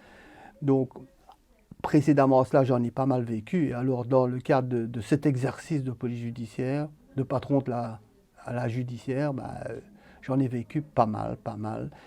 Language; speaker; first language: French; native; French